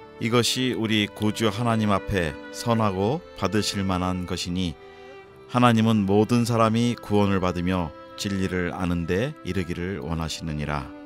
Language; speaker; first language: Korean; native; Korean